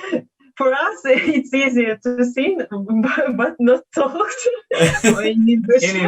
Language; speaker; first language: English; non-native, learner; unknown